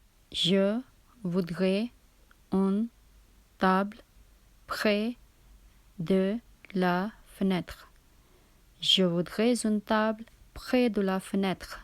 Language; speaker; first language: French; non-native, fluent; Urdu